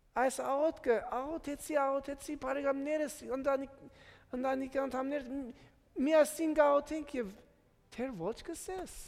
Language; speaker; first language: Armenian; early bilingual, heritage; Armenian